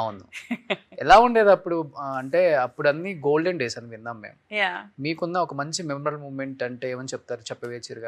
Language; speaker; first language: Telugu; native; Telugu